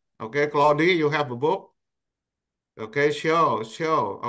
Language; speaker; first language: English; non-native, local second language; Indonesian